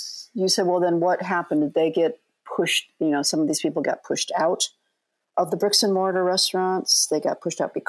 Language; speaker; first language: English; native; English